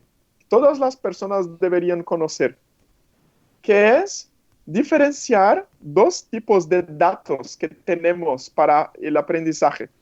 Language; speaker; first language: Spanish; non-native, fluent; Portuguese